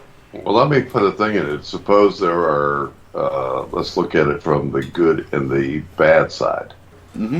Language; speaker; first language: English; native; English